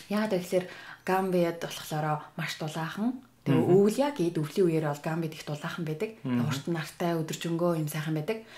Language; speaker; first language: Mongolian; native; Mongolian